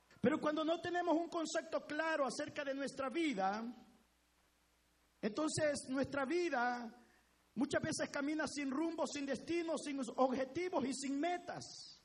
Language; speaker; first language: Spanish; native; Spanish